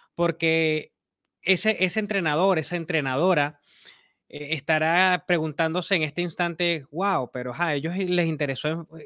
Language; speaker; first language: Spanish; native; Spanish